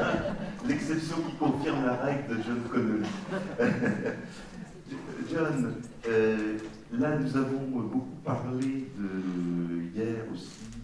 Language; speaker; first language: French; native; French